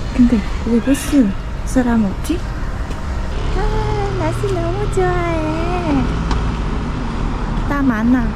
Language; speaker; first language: Korean; non-native, learner; Vietnamese